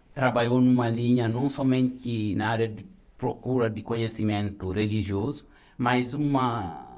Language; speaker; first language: Portuguese; non-native, fluent; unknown